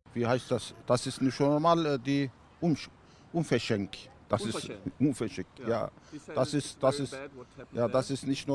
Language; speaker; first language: German; non-native, learner; Turkish